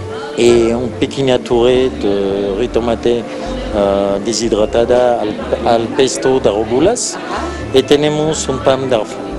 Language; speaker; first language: Spanish; non-native, fluent; French